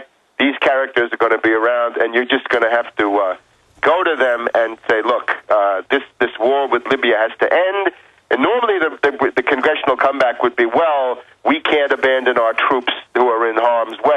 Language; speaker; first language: English; native; English